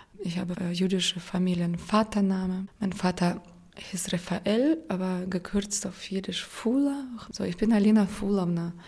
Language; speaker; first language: German; non-native, fluent; Russian